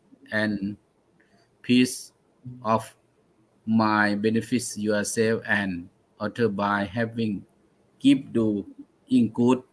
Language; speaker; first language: English; non-native, learner; Thai